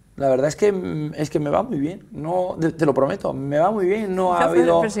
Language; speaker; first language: Spanish; native; Spanish